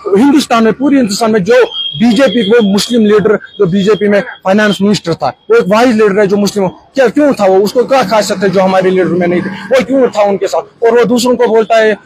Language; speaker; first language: Hindi; non-native, local second language; Kashmiri